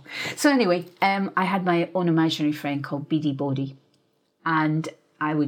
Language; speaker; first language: English; native; English